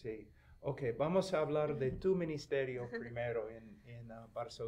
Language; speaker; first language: Spanish; non-native, fluent; English